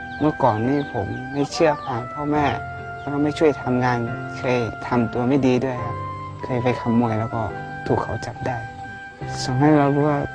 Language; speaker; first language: Thai; non-native, local second language; Akha